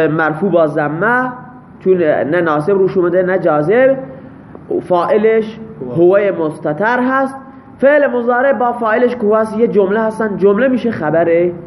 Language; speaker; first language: Persian; non-native, local second language; Baluchi